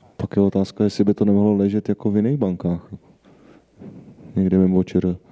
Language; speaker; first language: Czech; native; Czech